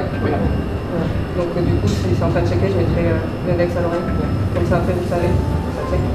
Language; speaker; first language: French; native; French